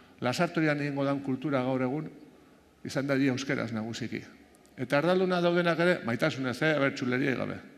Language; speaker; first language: Basque; native; Basque